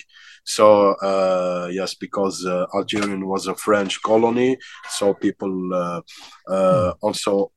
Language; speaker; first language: English; non-native, fluent; Arabic